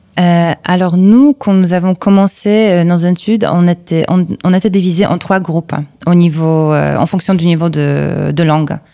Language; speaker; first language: French; non-native, fluent; Polish